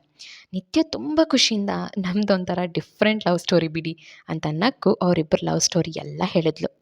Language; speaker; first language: Kannada; native; Kannada